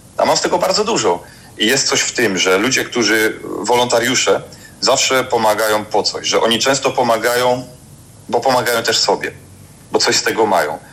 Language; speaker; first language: Polish; native; Polish